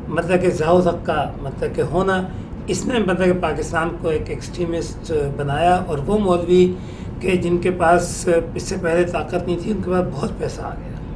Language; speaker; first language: Urdu; native; Urdu